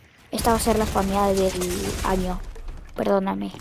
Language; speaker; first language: Spanish; native; Spanish